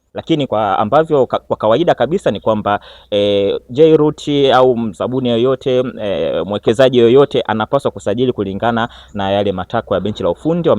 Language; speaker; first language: Swahili; native; Swahili